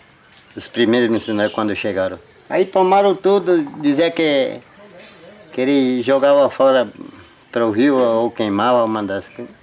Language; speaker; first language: Portuguese; non-native, local second language; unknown